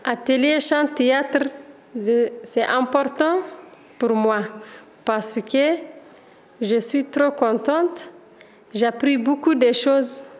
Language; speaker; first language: French; non-native, learner; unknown